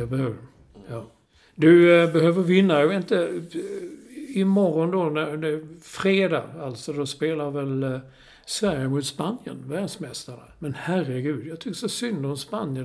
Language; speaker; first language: Swedish; native; Swedish